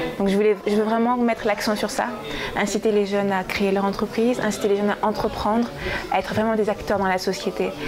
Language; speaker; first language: French; early bilingual, other home language; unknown